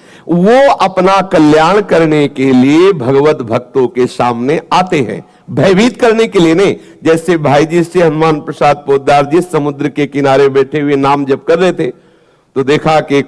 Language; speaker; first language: Hindi; native; Hindi